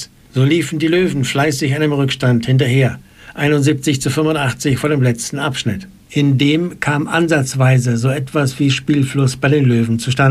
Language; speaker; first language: German; native; German